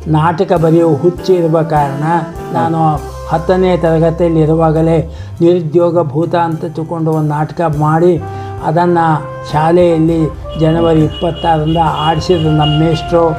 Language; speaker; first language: Kannada; native; Kannada